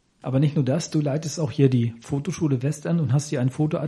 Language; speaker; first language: German; native; German